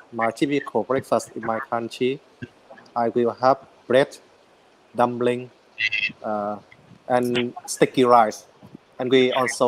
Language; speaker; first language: English; non-native, learner; Vietnamese